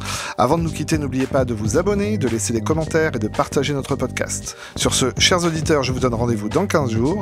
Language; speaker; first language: French; native; French